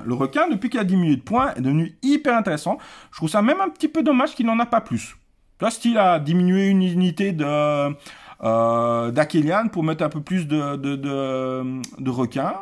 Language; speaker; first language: French; native; French